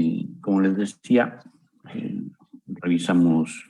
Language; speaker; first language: Spanish; native; Spanish